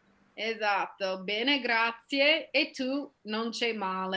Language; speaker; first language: Italian; non-native, fluent; English